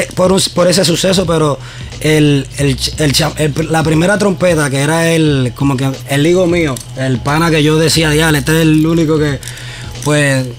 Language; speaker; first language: Spanish; native; Spanish